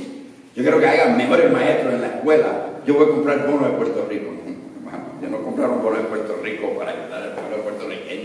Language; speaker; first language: Spanish; early bilingual, other home language; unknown